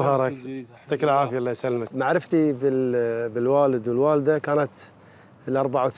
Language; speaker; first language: Arabic; native; Arabic